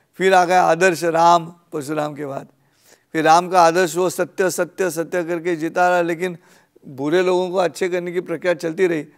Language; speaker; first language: Hindi; non-native, local second language; Marathi